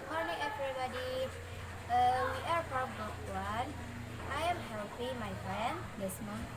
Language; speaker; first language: English; non-native, learner; Indonesian